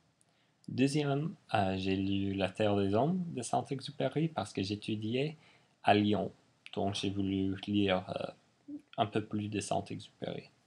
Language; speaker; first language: French; non-native, fluent; English